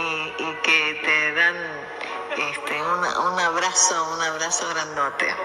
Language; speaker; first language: Spanish; native; Spanish